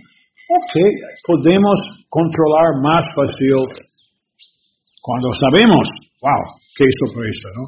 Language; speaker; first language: Spanish; non-native, learner; English